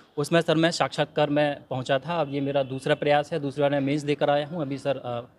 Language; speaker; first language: Hindi; native; Hindi